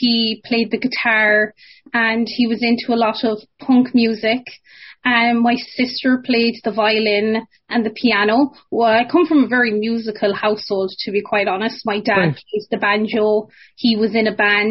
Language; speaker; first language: English; native; English